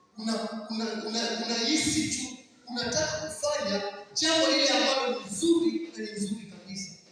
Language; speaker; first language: Swahili; non-native, local second language; Kamba